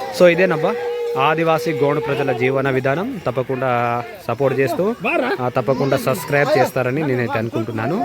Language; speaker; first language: Telugu; non-native, local second language; Gondi